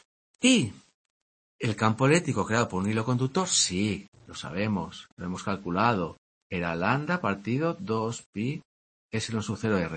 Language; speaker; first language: Spanish; native; Spanish